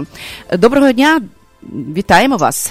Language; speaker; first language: Ukrainian; native; Ukrainian